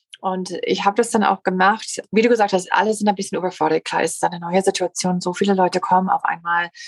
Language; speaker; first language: German; non-native, fluent; English